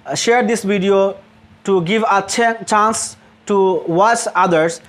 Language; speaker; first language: English; non-native, local second language; Bangla